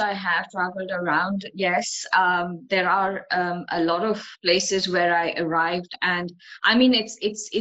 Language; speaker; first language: English; non-native, local second language; Bangla